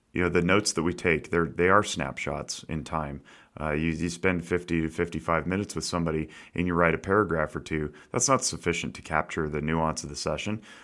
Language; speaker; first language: English; native; English